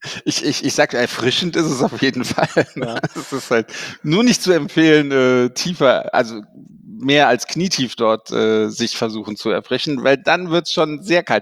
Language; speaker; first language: German; native; German